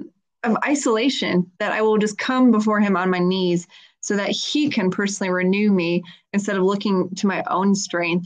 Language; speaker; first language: English; native; English